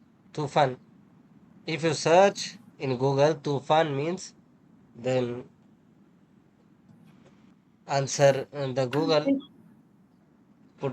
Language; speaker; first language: English; non-native, learner; Urdu